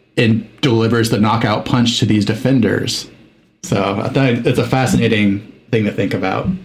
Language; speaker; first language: English; early bilingual, other home language; Spanish